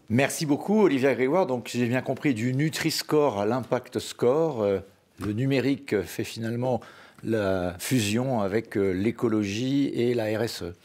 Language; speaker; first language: French; native; French